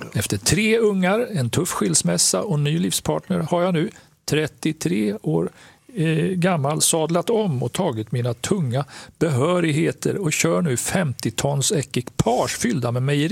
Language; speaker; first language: Swedish; native; Swedish